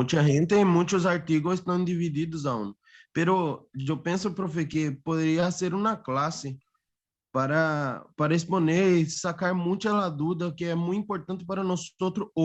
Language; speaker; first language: Spanish; non-native, fluent; Portuguese